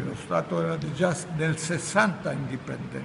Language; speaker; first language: Italian; non-native, fluent; Ladino